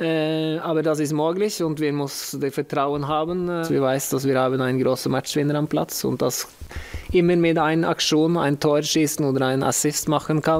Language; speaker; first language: German; non-native, learner; Norwegian